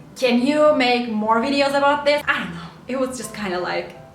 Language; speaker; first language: English; non-native, fluent; Turkish